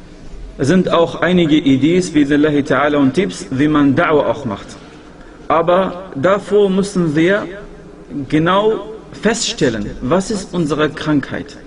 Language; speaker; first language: German; non-native, fluent; Arabic